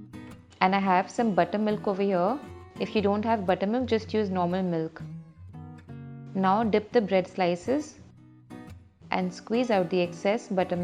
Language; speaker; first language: English; non-native, local second language; Hindi